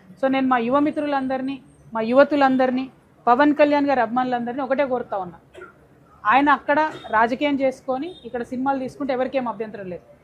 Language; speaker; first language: Telugu; native; Telugu